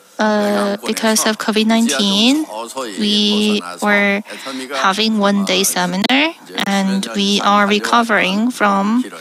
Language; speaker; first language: English; non-native, fluent; Korean